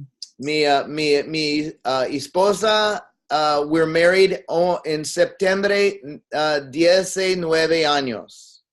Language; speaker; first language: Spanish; non-native, learner; English